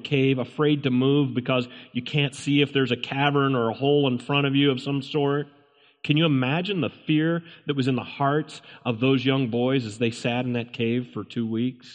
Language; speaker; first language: English; native; English